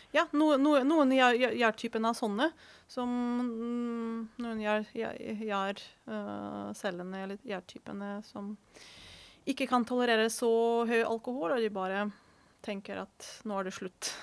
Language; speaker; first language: Norwegian; non-native, fluent; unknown